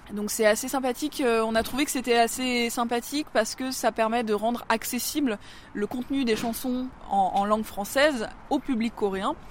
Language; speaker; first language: French; native; French